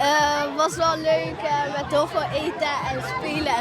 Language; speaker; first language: Dutch; early bilingual, other home language; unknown